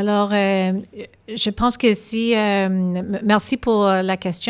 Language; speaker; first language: French; non-native, local second language; English